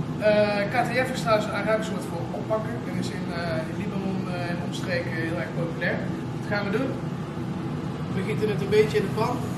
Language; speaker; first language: Dutch; native; Dutch